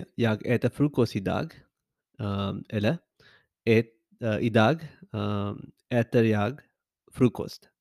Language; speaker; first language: Swedish; non-native, learner; English